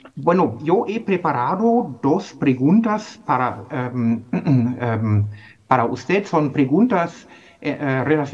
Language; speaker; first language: Spanish; non-native, fluent; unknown